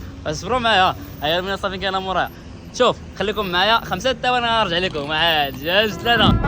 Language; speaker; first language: Arabic; native; Arabic